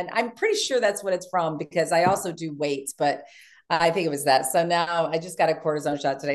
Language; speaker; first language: English; native; English